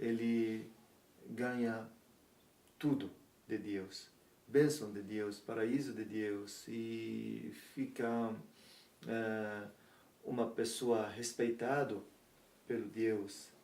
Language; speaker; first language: Portuguese; non-native, learner; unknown